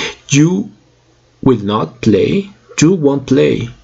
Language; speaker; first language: English; non-native, fluent; Spanish